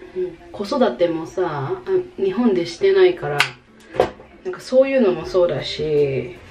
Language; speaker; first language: Japanese; native; Japanese